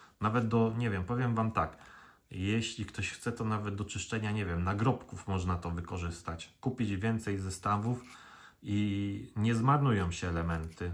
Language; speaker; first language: Polish; native; Polish